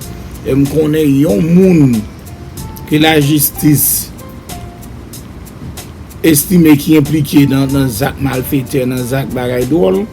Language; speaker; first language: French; non-native, local second language; Haitian Creole